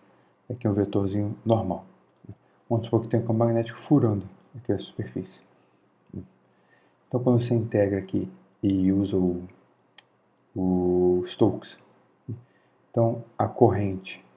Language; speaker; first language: Portuguese; native; Portuguese